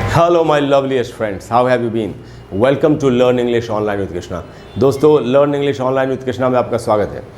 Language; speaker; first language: Hindi; native; Hindi